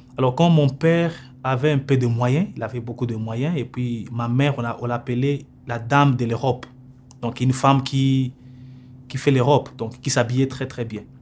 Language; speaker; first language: French; non-native, local second language; Lingala